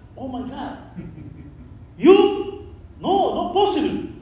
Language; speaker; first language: English; non-native, learner; Spanish